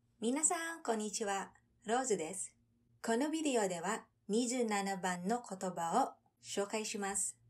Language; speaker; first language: Japanese; non-native, fluent; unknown